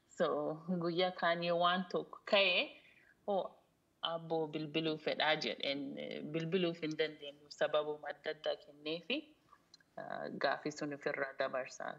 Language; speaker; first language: Oromo; early bilingual, heritage; Oromo